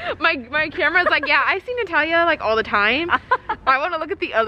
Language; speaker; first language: English; native; English